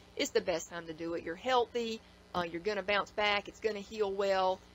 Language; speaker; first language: English; native; English